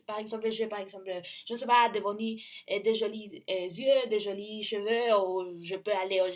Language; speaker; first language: French; non-native, learner; Spanish